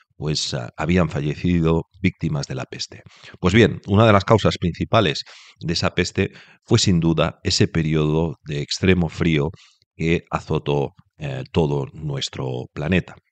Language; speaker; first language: Spanish; native; Spanish